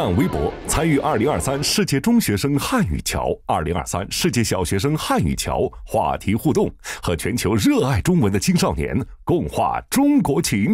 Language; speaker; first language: Chinese; native; Chinese